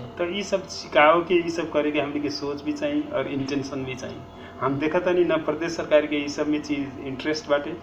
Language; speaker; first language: Bhojpuri; non-native, local second language; Nepali